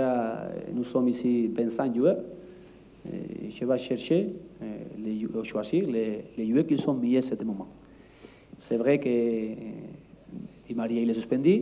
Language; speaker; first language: French; non-native, learner; Spanish